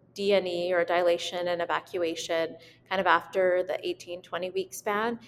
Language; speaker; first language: English; native; English